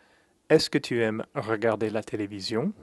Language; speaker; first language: French; non-native, fluent; English